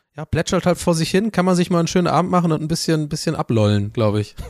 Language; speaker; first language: German; non-native, fluent; English